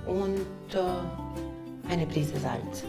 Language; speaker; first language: German; non-native, local second language; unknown